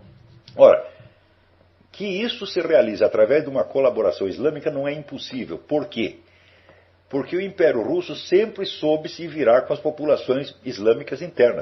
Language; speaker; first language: Portuguese; native; Portuguese